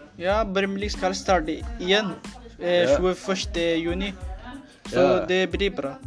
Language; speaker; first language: Norwegian; non-native, learner; Spanish